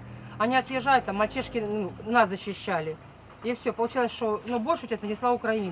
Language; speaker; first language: Russian; native; Russian